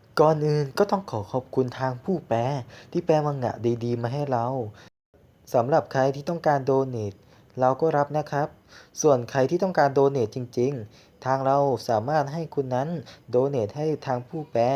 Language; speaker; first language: Thai; native; Thai